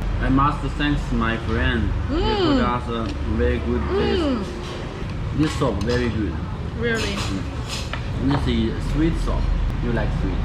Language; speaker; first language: English; non-native, learner; Chinese